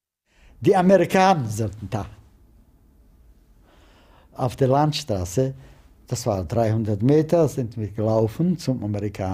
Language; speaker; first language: German; non-native, fluent; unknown